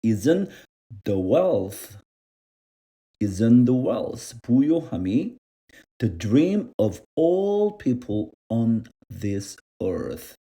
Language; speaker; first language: English; non-native, fluent; Korean